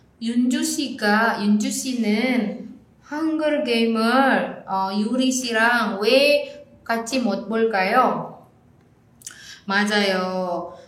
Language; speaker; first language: Korean; non-native, fluent; Indonesian